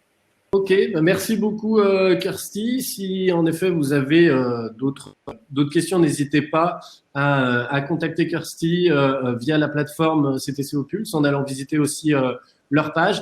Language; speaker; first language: French; native; French